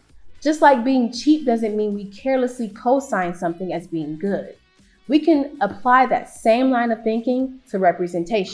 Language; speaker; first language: English; native; English